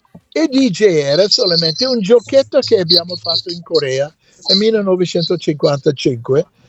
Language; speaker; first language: Italian; non-native, fluent; English